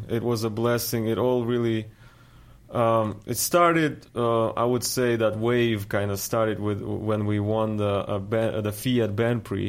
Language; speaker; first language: English; non-native, fluent; Russian